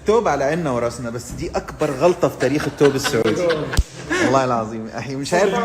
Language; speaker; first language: Arabic; native; Arabic